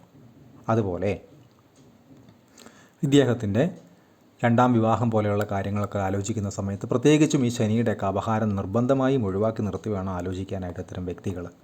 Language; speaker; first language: Malayalam; native; Malayalam